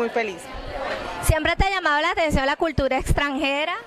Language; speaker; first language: Spanish; native; Spanish